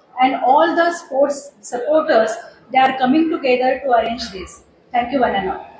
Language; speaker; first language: English; non-native, local second language; Marathi